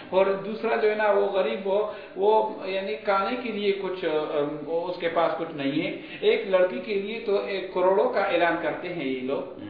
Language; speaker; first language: Urdu; non-native, local second language; Pashto